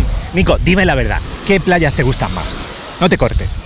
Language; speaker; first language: Spanish; native; Spanish